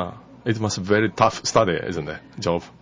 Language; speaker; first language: English; non-native, learner; Japanese